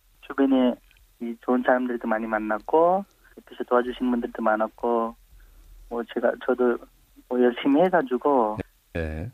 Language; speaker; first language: Korean; non-native, fluent; Nepali